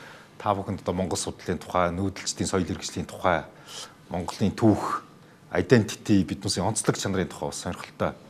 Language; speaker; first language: Mongolian; native; Mongolian